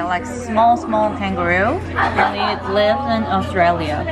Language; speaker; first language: English; non-native, learner; Korean